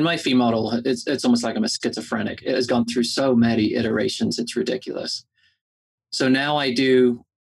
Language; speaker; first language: English; native; English